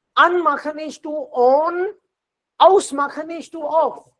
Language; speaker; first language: German; non-native, fluent; Hindi